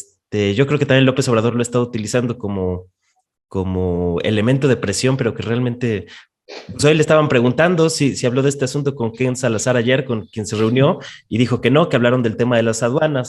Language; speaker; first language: Spanish; native; Spanish